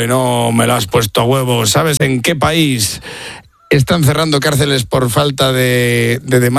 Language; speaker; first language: Spanish; native; Spanish